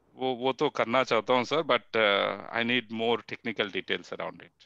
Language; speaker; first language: Hindi; non-native, local second language; Telugu